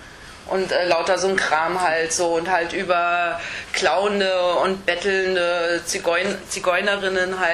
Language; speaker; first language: German; native; German